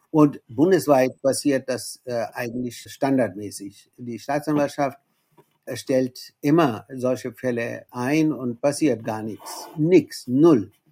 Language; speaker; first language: German; non-native, fluent; Bangla